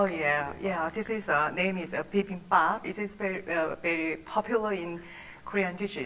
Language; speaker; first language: English; non-native, learner; Korean